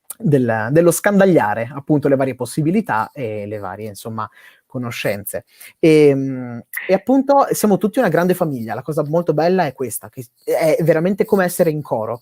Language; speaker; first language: Italian; native; Italian